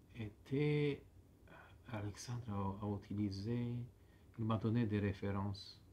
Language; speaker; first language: French; non-native, fluent; Romanian